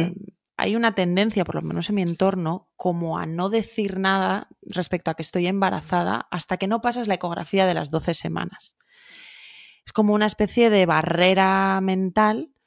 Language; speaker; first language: Spanish; native; Spanish